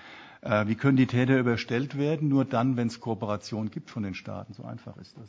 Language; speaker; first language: German; native; German